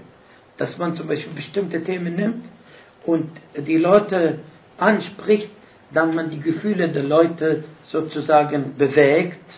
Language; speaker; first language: German; non-native, fluent; Arabic